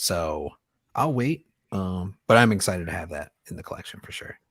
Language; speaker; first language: English; native; English